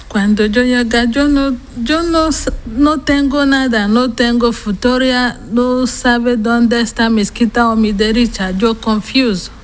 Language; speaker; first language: Spanish; non-native, learner; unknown